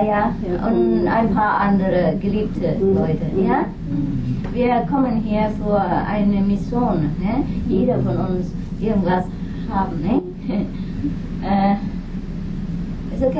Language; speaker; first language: German; non-native, fluent; Vietnamese